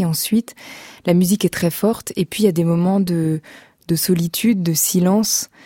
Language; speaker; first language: French; native; French